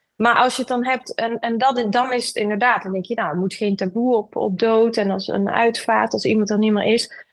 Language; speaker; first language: Dutch; native; Dutch